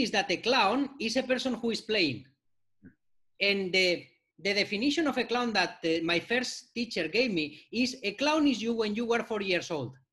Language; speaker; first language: English; non-native, fluent; Spanish